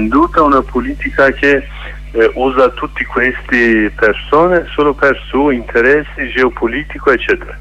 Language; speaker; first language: Italian; non-native, learner; Kurdish